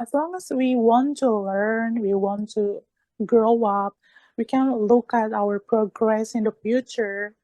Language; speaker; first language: English; non-native, learner; Indonesian